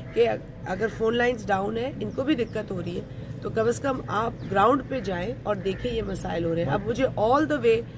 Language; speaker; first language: Urdu; non-native, local second language; Sindhi